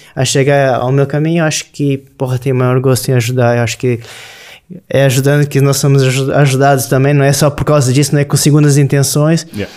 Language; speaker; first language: Portuguese; native; Portuguese